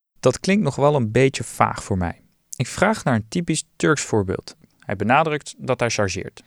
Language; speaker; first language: Dutch; early bilingual, other home language; Turkish